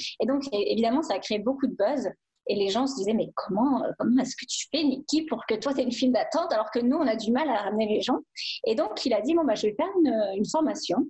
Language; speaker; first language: French; native; French